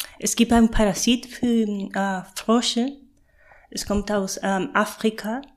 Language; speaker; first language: German; non-native, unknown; Spanish